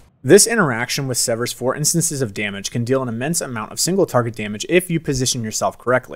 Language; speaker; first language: English; native; English